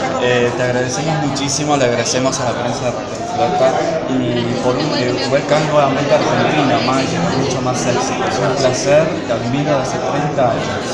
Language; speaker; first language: Spanish; native; Spanish